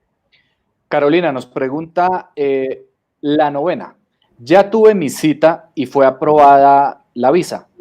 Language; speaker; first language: Spanish; native; Spanish